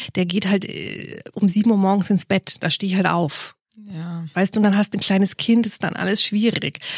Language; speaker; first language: German; native; German